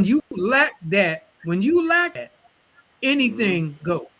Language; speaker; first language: English; native; English